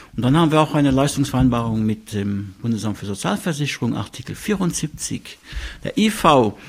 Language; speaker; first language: German; non-native, local second language; Luxembourgish